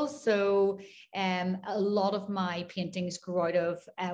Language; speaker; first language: English; native; English